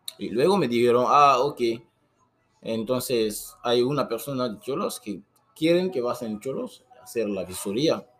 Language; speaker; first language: Spanish; non-native, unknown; Susu